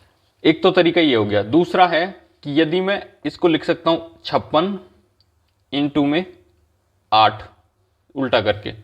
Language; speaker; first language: Hindi; native; Hindi